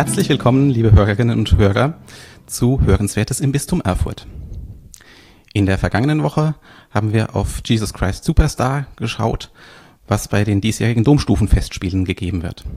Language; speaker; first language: German; native; German